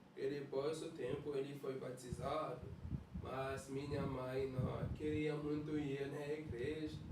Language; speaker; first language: Portuguese; non-native, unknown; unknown